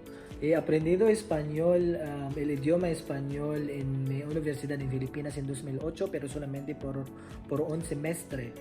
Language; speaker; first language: Spanish; non-native, fluent; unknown